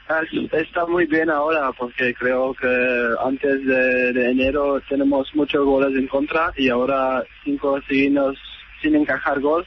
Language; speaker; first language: Spanish; non-native, learner; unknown